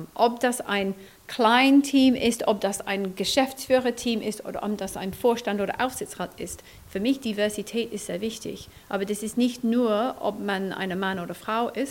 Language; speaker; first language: German; non-native, fluent; English